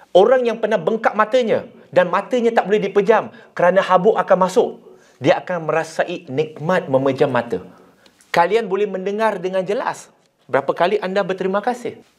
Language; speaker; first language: Malay; non-native, local second language; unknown